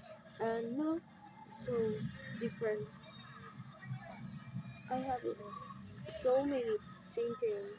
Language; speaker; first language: English; non-native, learner; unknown